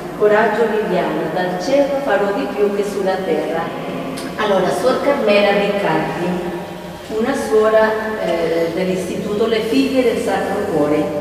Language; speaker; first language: Italian; non-native, fluent; Spanish